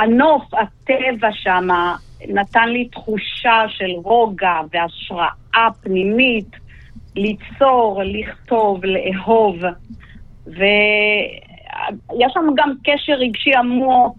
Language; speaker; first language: Hebrew; native; Hebrew